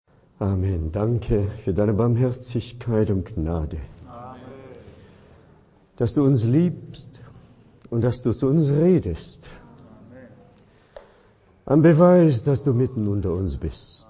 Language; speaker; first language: German; non-native, fluent; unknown